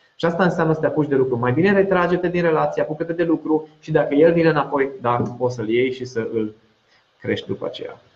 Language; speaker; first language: Romanian; non-native, local second language; Hungarian